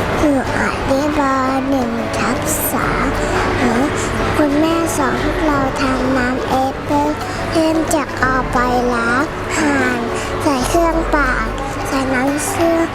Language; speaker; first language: Thai; native; Thai